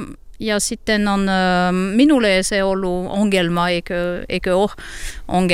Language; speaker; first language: Finnish; non-native, learner; French